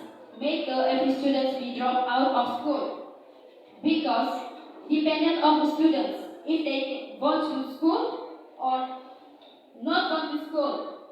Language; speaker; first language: English; non-native, learner; Indonesian